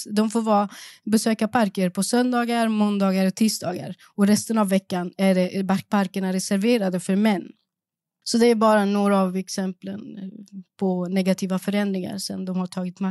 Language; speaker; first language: Swedish; early bilingual, other home language; Persian